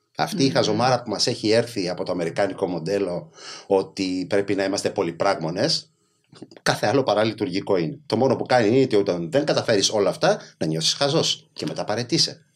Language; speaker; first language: Greek; early bilingual, other home language; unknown